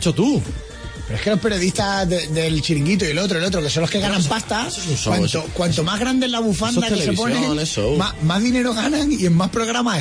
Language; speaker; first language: Spanish; native; Spanish